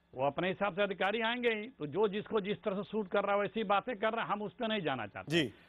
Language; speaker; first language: Hindi; native; Hindi